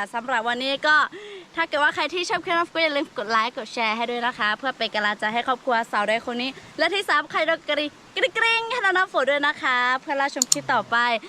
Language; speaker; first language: Thai; non-native, local second language; Lahu